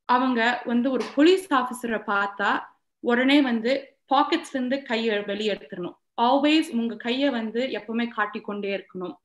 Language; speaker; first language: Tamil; early bilingual, heritage; Tamil